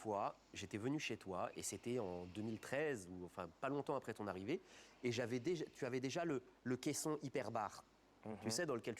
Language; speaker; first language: French; native; French